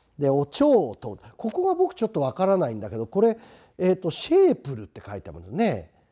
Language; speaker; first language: Japanese; native; Japanese